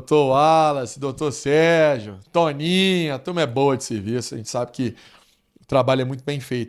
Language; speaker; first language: Portuguese; native; Portuguese